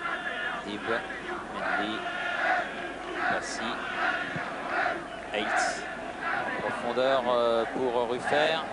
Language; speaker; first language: French; native; French